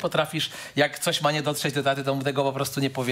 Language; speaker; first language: Polish; native; Polish